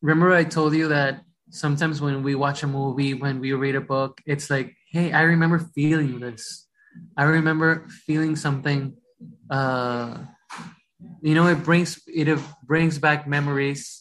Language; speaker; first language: English; early bilingual, other home language; Spanish